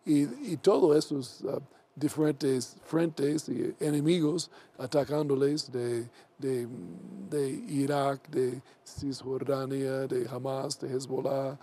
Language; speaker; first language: Spanish; non-native, learner; English